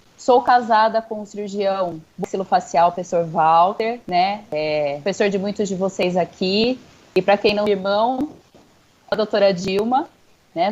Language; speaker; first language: Portuguese; native; Portuguese